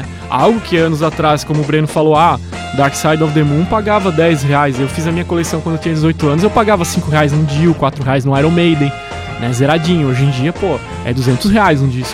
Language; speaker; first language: Portuguese; native; Portuguese